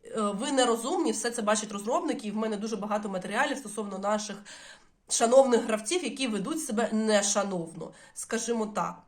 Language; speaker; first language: Ukrainian; non-native, local second language; Russian